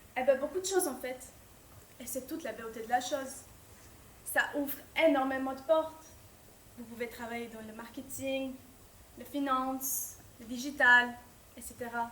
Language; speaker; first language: French; non-native, fluent; Albanian